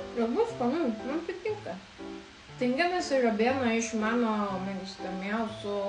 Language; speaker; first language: Lithuanian; non-native, learner; Japanese